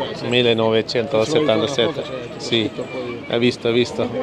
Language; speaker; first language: Italian; non-native, learner; Malayalam